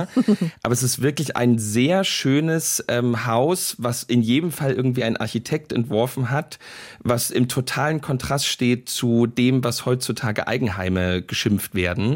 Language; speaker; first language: German; native; German